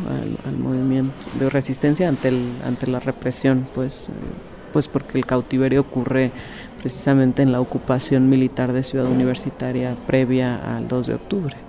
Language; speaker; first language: Spanish; native; Spanish